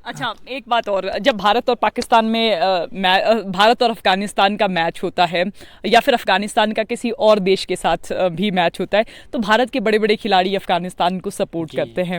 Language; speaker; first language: Hindi; native; Hindi